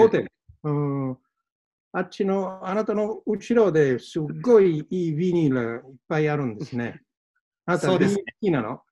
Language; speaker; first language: Japanese; non-native, fluent; Italian